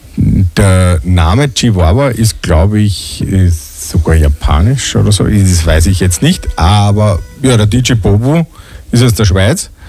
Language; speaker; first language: German; native; German